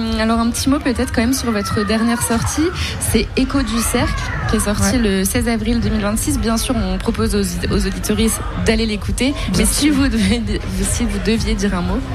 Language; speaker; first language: French; native; French